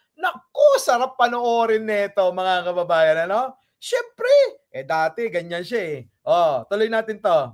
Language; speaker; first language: Filipino; non-native, local second language; Iloko